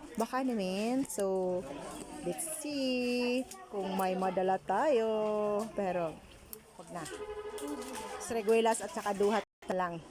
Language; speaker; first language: Filipino; non-native, local second language; Cebuano